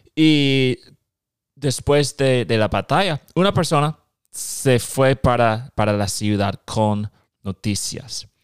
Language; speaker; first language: Spanish; non-native, fluent; English